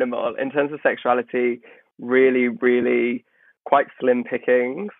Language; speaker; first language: English; native; English